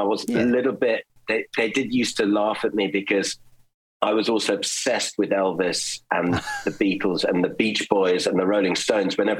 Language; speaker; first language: English; early bilingual, other home language; German